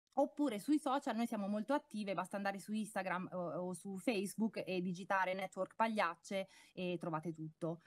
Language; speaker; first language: Italian; native; Italian